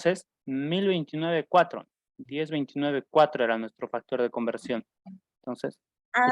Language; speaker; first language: Spanish; native; Spanish